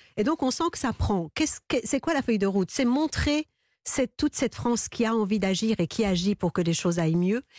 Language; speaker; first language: French; early bilingual, other home language; Persian